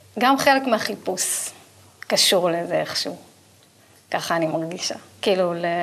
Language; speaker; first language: Hebrew; native; Hebrew